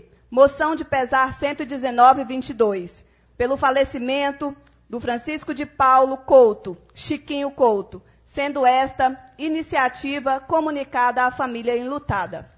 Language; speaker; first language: Portuguese; native; Portuguese